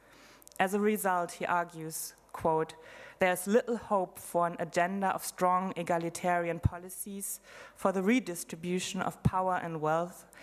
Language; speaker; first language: English; non-native, fluent; German